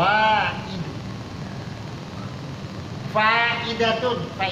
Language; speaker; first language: Arabic; non-native, fluent; Indonesian